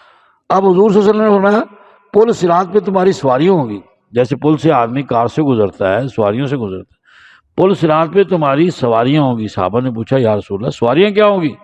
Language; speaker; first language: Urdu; non-native, local second language; Punjabi